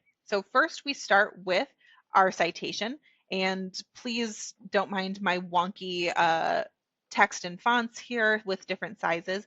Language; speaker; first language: English; native; English